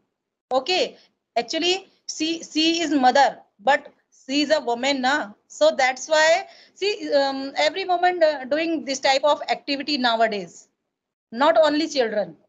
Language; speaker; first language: English; non-native, learner; Hindi